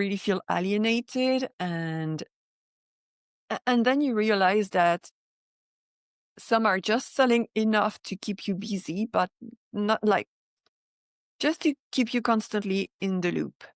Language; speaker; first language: English; non-native, fluent; French